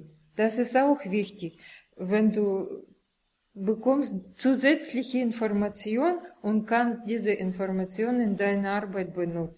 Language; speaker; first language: German; non-native, learner; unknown